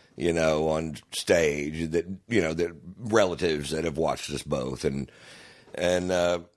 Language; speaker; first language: English; native; English